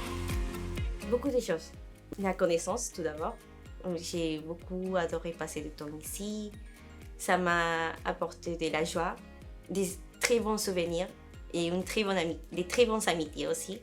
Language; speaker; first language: French; non-native, fluent; Spanish